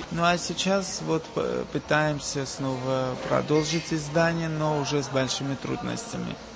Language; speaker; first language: Russian; non-native, local second language; Armenian